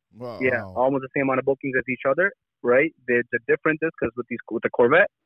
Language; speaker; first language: English; native; English